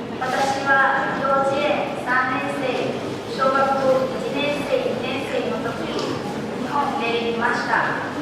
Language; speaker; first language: Japanese; non-native, learner; Lao